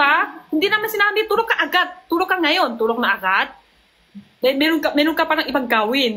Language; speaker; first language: Filipino; non-native, learner; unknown